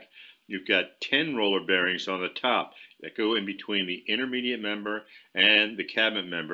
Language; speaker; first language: English; native; English